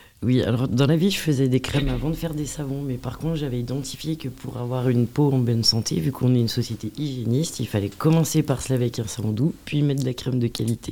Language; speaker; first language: French; native; French